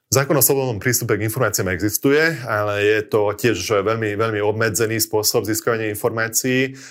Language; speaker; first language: Slovak; non-native, local second language; Hungarian